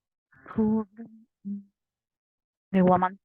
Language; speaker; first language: English; non-native, learner; Spanish